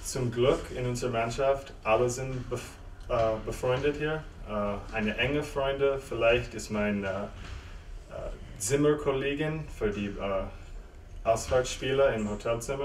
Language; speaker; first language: German; non-native, fluent; English